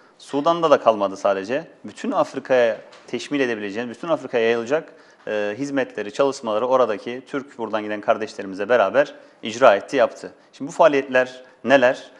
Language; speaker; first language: Turkish; native; Turkish